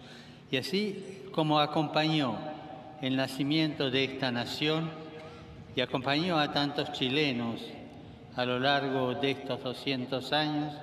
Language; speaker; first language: Spanish; native; Spanish